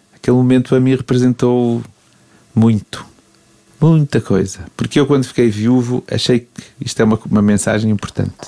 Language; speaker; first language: Portuguese; native; Portuguese